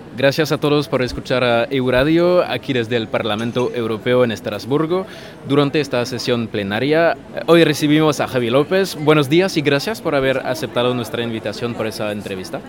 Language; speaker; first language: Spanish; non-native, fluent; French